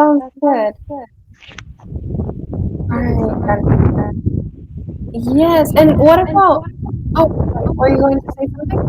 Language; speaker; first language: English; non-native, fluent; Spanish